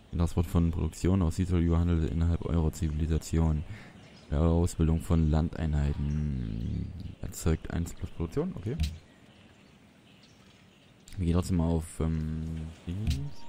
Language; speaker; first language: German; native; German